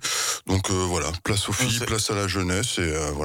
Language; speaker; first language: French; native; French